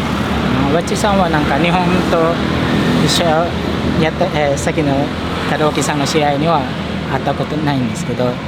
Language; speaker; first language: Japanese; non-native, fluent; Indonesian